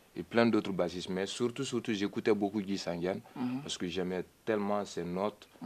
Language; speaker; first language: French; non-native, local second language; Mandingo